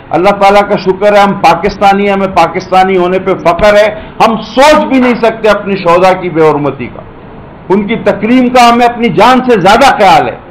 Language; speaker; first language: Urdu; non-native, local second language; Sindhi